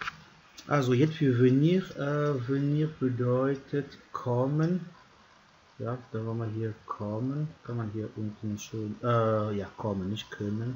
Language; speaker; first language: German; non-native, fluent; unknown